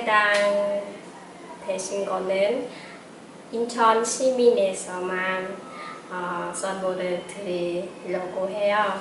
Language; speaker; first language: Korean; non-native, fluent; Khmer